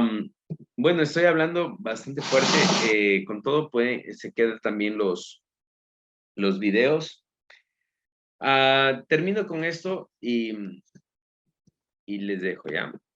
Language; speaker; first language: Spanish; native; Spanish